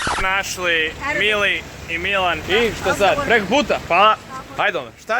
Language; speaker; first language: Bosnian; non-native, learner; English